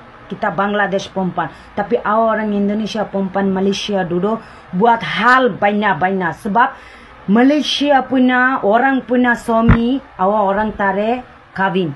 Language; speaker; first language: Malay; non-native, learner; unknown